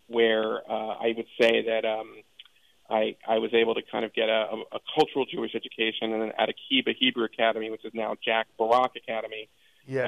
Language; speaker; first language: English; native; English